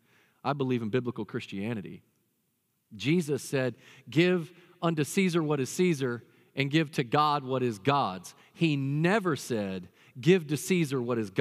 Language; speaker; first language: English; native; English